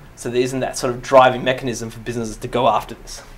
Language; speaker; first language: English; native; English